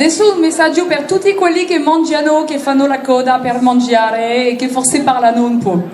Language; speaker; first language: Italian; non-native, learner; French